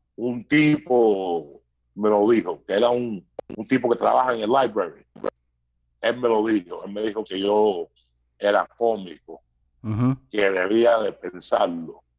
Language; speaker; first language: Spanish; early bilingual, heritage; Spanish